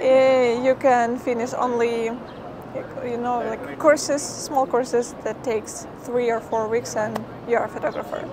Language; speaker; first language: English; non-native, fluent; Ukrainian